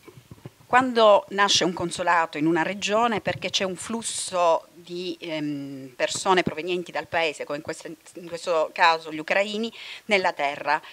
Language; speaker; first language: Italian; native; Italian